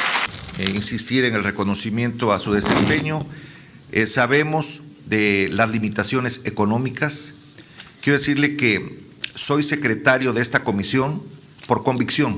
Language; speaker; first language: Spanish; native; Spanish